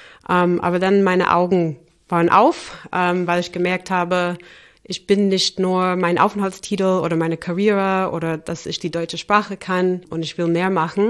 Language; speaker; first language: German; non-native, fluent; English